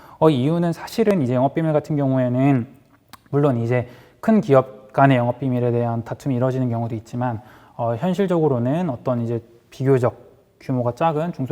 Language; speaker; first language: Korean; native; Korean